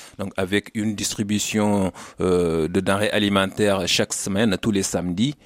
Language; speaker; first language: French; non-native, local second language; Wolof